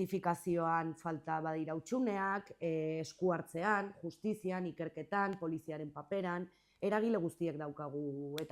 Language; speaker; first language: Basque; native; Basque